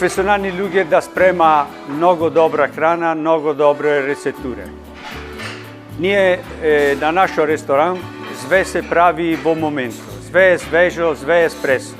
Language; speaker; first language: Macedonian; non-native, learner; Italian